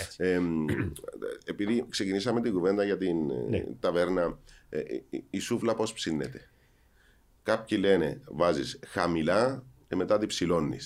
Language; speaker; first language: Greek; native; Greek